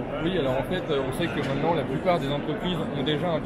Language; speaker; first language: French; native; French